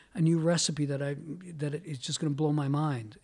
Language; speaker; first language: English; early bilingual, other home language; Italian